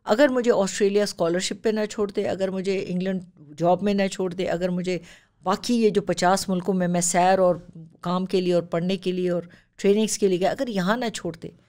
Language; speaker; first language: Urdu; non-native, local second language; Pashto